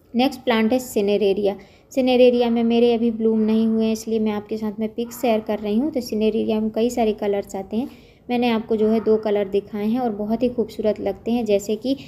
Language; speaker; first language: Hindi; non-native, local second language; Gujarati